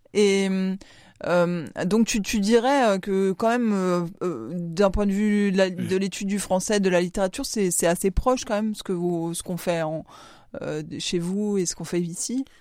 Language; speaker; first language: French; native; French